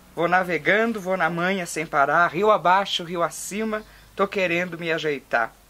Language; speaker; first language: Portuguese; native; Portuguese